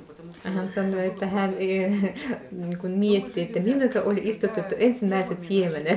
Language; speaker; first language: Finnish; non-native, fluent; Russian